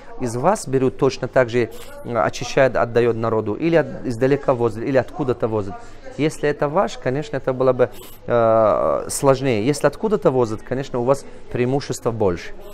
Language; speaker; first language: Russian; non-native, local second language; Tajik